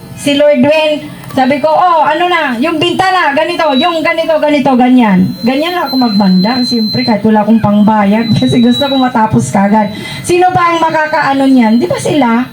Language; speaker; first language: Filipino; non-native, local second language; Iloko